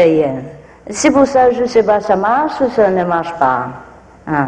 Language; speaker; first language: French; non-native, fluent; Vietnamese